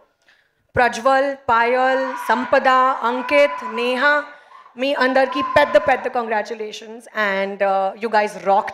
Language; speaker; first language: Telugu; non-native, learner; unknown